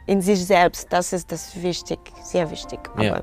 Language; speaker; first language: German; non-native, fluent; Russian